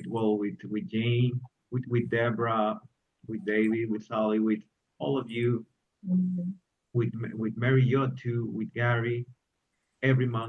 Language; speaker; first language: English; non-native, learner; Spanish